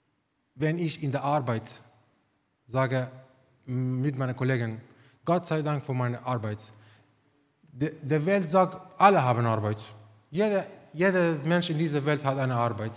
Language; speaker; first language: German; non-native, fluent; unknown